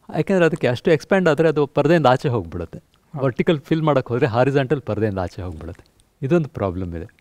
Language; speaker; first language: Kannada; native; Kannada